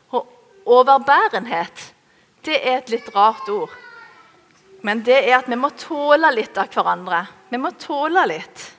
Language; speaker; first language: Norwegian; native; Norwegian